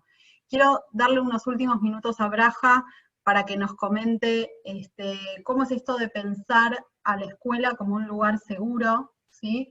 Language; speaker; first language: Spanish; native; Spanish